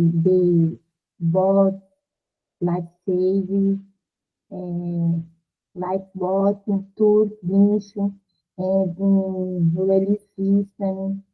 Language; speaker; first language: English; non-native, learner; Portuguese